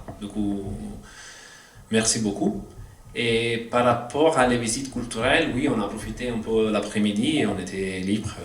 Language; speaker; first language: French; non-native, fluent; Italian